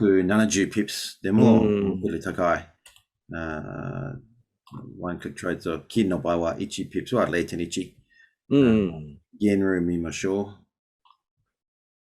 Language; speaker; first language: Japanese; non-native, learner; English